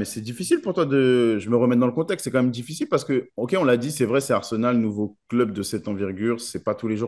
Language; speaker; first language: French; native; French